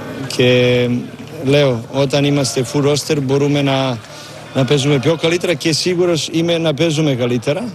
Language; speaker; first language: Greek; non-native, learner; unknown